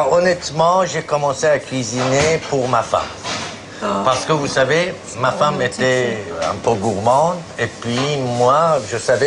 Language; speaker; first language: French; non-native, fluent; Persian